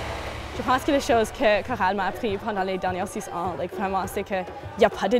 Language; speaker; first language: French; non-native, local second language; English